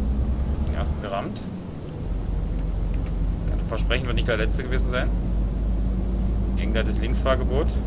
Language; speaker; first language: German; native; German